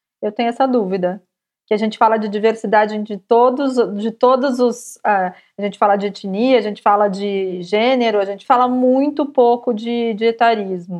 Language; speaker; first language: Portuguese; native; Portuguese